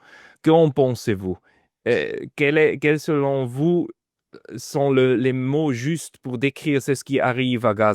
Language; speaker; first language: French; non-native, fluent; German